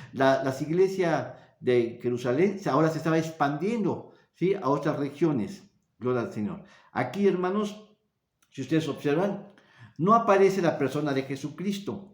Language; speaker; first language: Spanish; native; Spanish